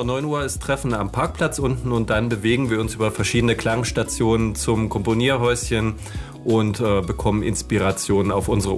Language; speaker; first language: German; native; German